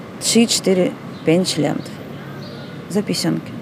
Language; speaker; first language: Polish; non-native, learner; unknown